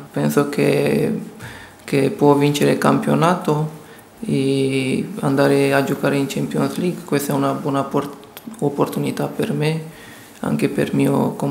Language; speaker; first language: Italian; non-native, learner; Romanian